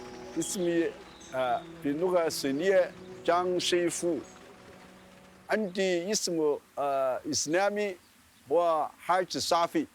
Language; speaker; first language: Arabic; non-native, fluent; Chinese